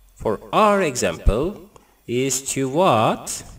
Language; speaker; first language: English; non-native, learner; Turkish